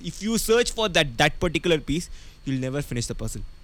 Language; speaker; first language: English; non-native, local second language; Tamil